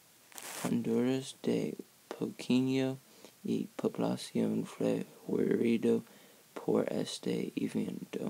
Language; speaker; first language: Spanish; non-native, learner; English